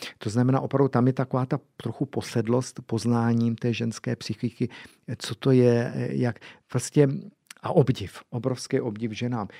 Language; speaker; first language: Czech; native; Czech